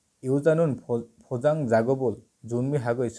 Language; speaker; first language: Korean; non-native, learner; Bangla